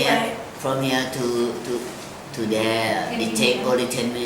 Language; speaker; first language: English; non-native, learner; Thai